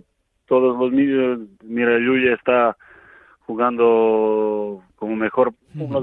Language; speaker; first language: Spanish; non-native, learner; Serbian